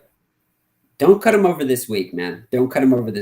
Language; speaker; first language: English; native; English